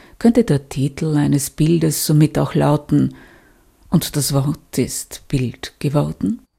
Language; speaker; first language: German; native; German